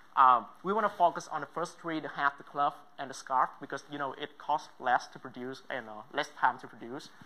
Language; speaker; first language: English; non-native, fluent; Vietnamese